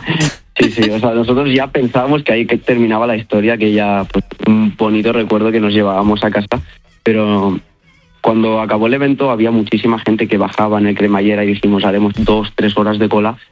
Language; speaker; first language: Spanish; native; Spanish